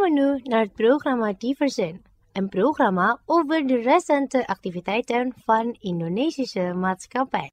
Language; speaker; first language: Dutch; non-native, fluent; Indonesian